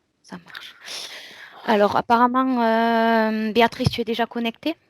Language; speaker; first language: French; native; French